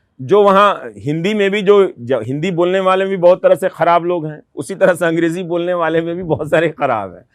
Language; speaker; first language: Hindi; non-native, local second language; Bhojpuri